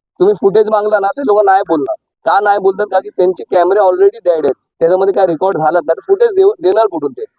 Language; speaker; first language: Marathi; non-native, local second language; Hindi